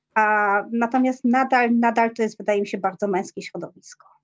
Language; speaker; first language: Polish; native; Polish